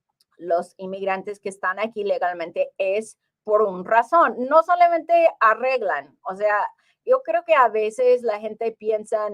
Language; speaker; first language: Spanish; early bilingual, heritage; English